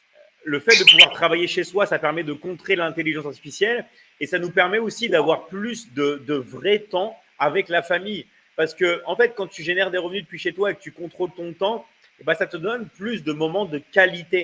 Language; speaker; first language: French; native; French